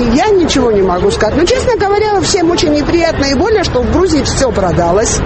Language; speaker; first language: Russian; native; Russian